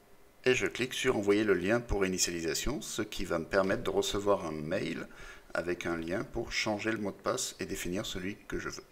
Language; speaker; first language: French; native; French